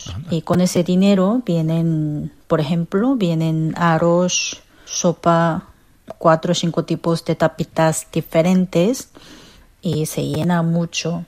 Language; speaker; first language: Spanish; non-native, fluent; Korean